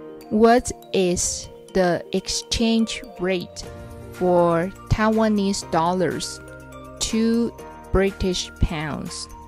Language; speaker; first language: English; non-native, fluent; Chinese